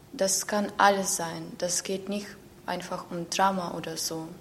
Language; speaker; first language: German; non-native, learner; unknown